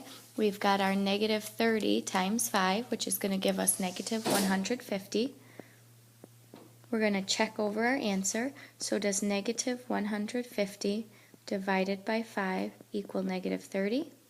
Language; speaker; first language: English; native; English